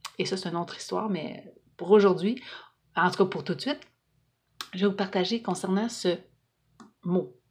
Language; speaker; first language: French; native; French